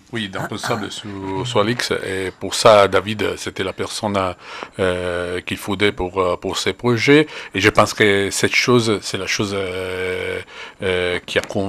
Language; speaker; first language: French; non-native, fluent; Italian